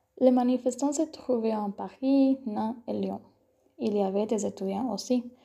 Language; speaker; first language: French; non-native, learner; Spanish